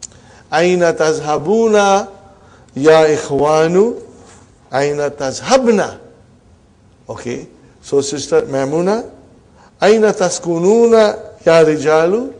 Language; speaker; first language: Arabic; non-native, fluent; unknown